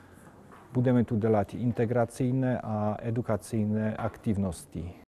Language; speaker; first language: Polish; native; Polish